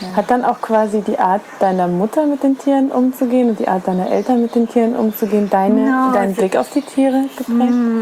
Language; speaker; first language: German; native; German